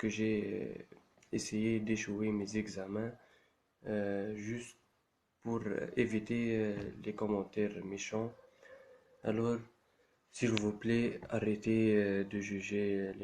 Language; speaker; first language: French; non-native, local second language; Arabic